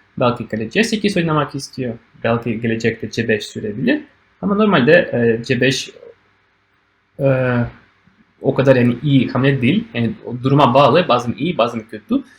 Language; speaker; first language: Turkish; non-native, fluent; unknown